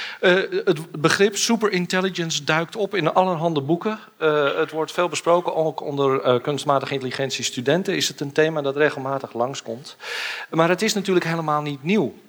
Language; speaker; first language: Dutch; native; Dutch